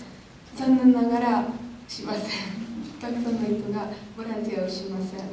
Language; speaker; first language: Japanese; non-native, learner; Hungarian